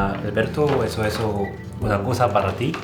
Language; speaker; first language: Spanish; non-native, learner; Korean